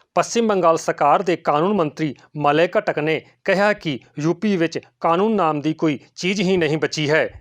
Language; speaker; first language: Hindi; non-native, local second language; Punjabi